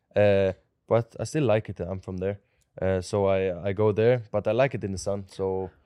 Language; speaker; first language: English; non-native, fluent; Norwegian